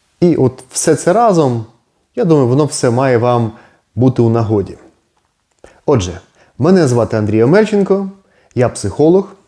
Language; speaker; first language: Ukrainian; non-native, local second language; Russian